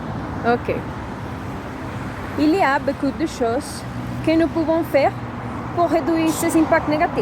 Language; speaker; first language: French; non-native, learner; Spanish